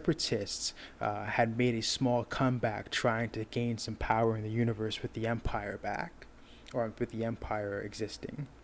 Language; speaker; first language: English; native; English